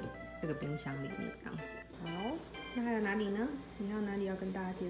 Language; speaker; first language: Chinese; native; Chinese